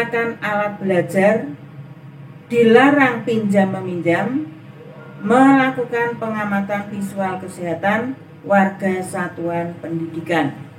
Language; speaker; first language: Indonesian; native; Indonesian